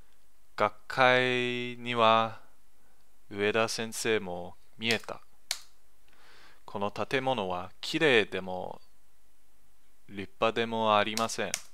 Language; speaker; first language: Japanese; non-native, learner; English